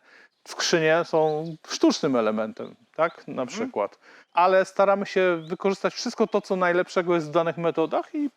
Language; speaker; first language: Polish; native; Polish